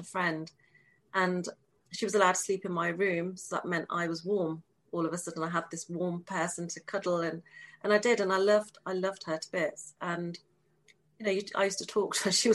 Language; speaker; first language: English; native; English